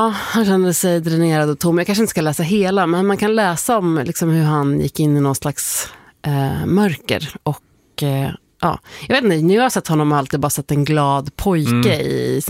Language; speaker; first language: Swedish; native; Swedish